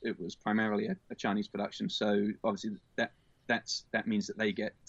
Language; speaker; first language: English; native; English